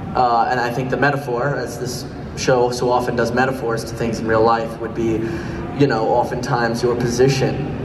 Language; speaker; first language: English; native; English